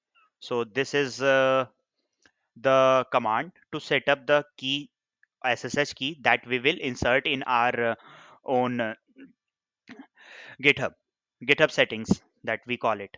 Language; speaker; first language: English; non-native, local second language; Hindi